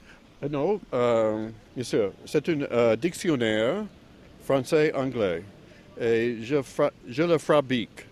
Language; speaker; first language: French; non-native, learner; English